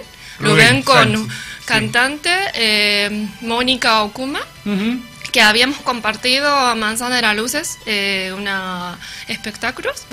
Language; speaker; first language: Spanish; non-native, learner; Japanese